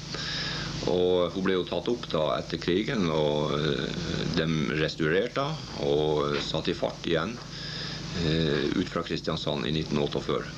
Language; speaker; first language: Norwegian; native; Norwegian